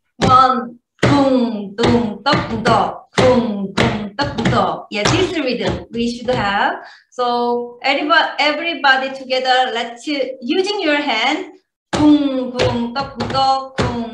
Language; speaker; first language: English; non-native, learner; Korean